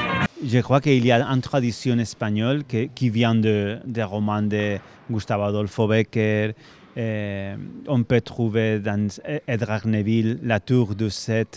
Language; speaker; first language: French; non-native, fluent; Spanish